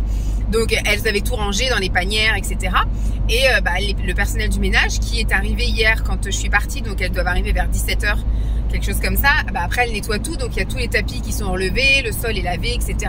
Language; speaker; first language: French; native; French